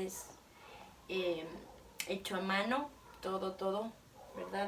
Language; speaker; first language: Spanish; native; Spanish